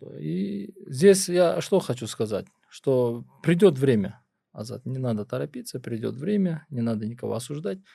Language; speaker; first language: Russian; non-native, local second language; Kyrgyz